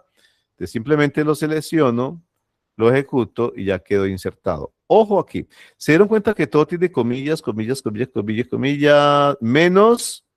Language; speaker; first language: Spanish; native; Spanish